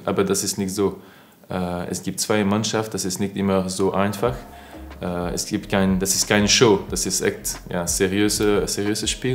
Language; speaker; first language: German; non-native, learner; French